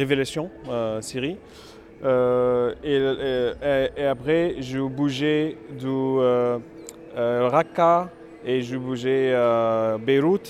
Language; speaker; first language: French; non-native, learner; Arabic